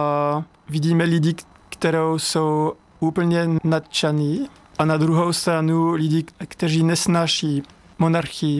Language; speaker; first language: Czech; non-native, learner; French